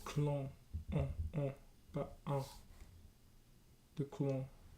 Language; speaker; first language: French; non-native, learner; English